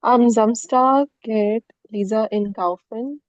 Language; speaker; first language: German; non-native, learner; Hindi